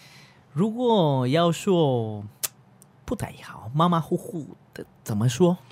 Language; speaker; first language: Chinese; non-native, learner; Spanish